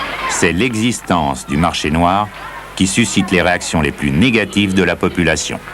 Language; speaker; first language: French; native; French